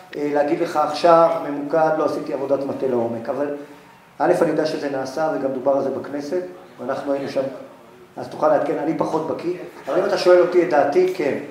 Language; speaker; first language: Hebrew; non-native, local second language; Arabic